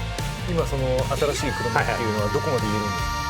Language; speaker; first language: Japanese; native; Japanese